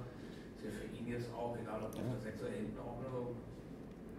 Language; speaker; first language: German; native; German